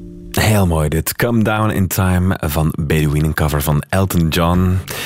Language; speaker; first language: Dutch; native; Dutch